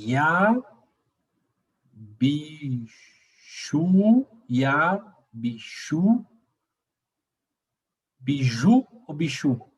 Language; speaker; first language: French; non-native, learner; Portuguese